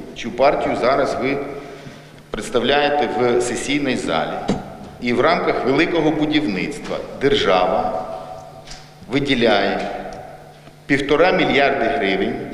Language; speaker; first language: Ukrainian; non-native, local second language; Russian